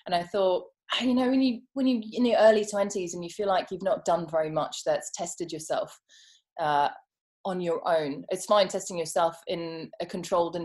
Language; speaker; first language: English; native; English